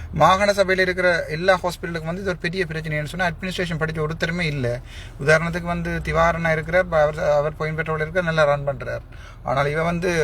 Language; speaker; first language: Tamil; native; Tamil